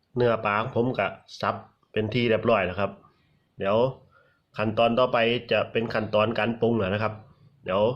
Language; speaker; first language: Thai; non-native, local second language; Northeastern Thai